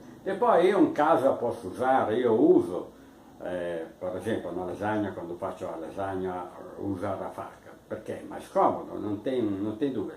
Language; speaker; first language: Portuguese; non-native, fluent; Italian